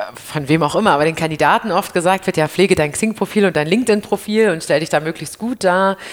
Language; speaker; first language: German; native; German